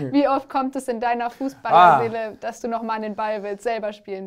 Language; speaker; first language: German; native; German